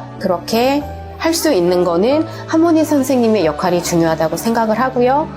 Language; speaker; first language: Korean; native; Korean